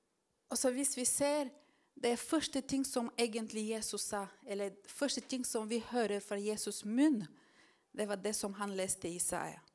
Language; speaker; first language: Norwegian; non-native, fluent; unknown